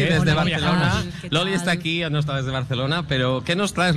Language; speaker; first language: Spanish; native; Spanish